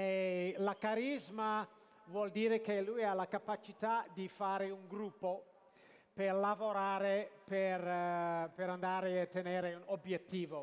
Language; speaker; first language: Italian; non-native, fluent; Japanese